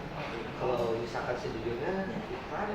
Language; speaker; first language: Indonesian; native; Indonesian